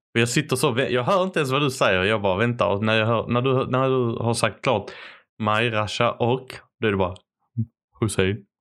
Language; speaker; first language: Swedish; early bilingual, other home language; Arabic